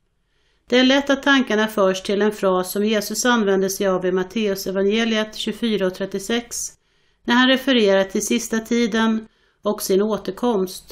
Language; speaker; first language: Swedish; native; Swedish